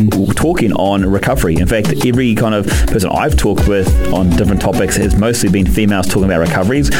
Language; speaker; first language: English; native; English